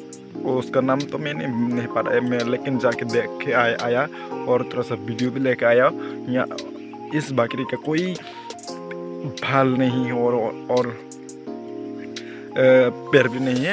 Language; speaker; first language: Hindi; non-native, local second language; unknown